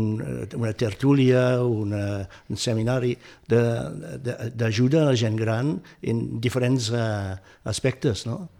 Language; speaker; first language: Catalan; non-native, fluent; English